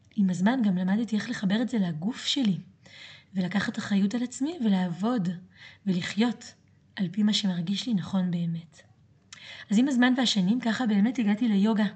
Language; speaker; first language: Hebrew; early bilingual, other home language; French